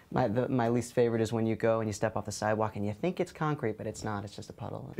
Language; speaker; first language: English; native; English